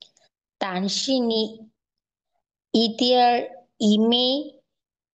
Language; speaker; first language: Chinese; non-native, learner; Bangla